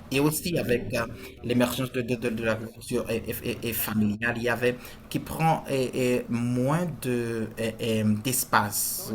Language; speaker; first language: French; non-native, fluent; Portuguese